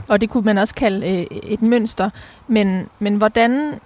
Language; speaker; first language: Danish; native; Danish